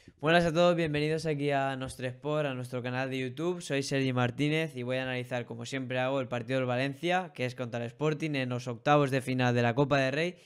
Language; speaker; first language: Spanish; native; Spanish